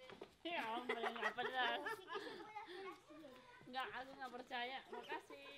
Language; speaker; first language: Indonesian; non-native, fluent; English